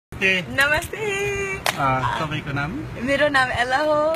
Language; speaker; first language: Nepali; non-native, learner; English